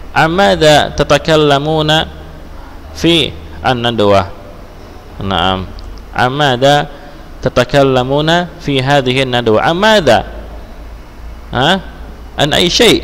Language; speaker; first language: Arabic; non-native, fluent; Indonesian